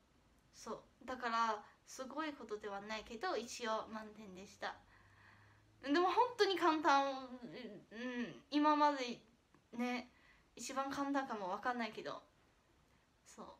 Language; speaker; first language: Japanese; non-native, fluent; Chinese